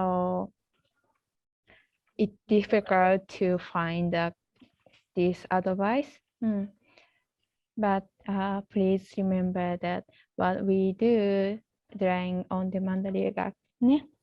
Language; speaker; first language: English; non-native, learner; Japanese